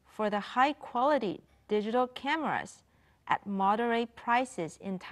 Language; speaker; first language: English; non-native, fluent; Chinese